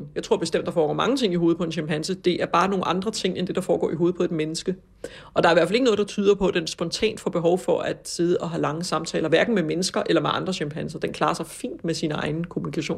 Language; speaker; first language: Danish; native; Danish